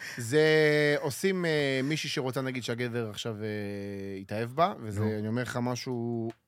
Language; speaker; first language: Hebrew; native; Hebrew